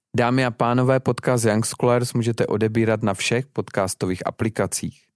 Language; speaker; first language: Czech; native; Czech